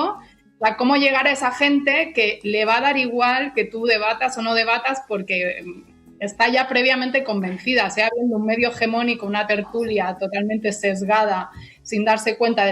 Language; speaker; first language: Spanish; native; Spanish